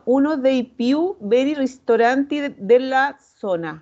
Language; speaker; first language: Italian; non-native, learner; Spanish